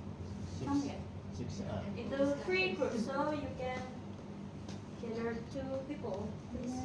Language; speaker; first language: English; non-native, fluent; Indonesian